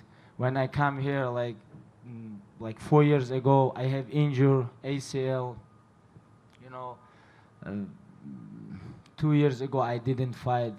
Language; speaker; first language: English; non-native, learner; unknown